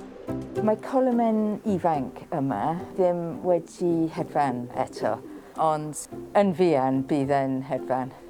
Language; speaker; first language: Welsh; non-native, local second language; English